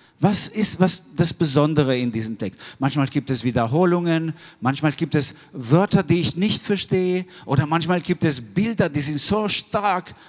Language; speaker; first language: German; non-native, fluent; Albanian